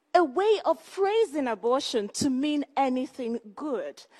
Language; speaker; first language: English; non-native, local second language; Igbo